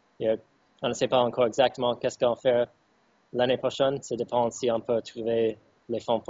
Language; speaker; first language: French; non-native, fluent; English